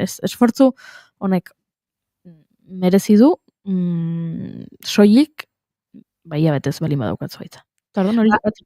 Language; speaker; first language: Basque; native; Basque